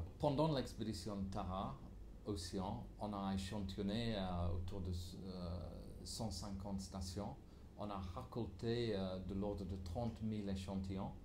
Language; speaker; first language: French; non-native, fluent; English